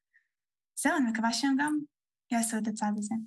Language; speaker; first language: Hebrew; early bilingual, heritage; Hebrew